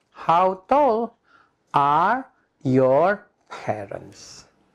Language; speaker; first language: English; non-native, fluent; Indonesian